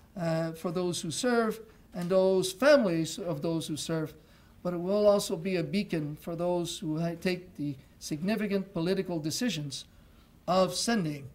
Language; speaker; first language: English; non-native, local second language; French